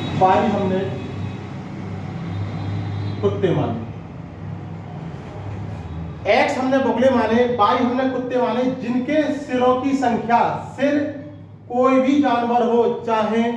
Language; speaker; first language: Hindi; native; Hindi